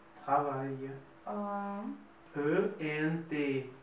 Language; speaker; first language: French; non-native, fluent; Russian